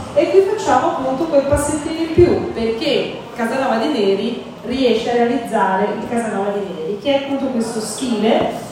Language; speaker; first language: Italian; native; Italian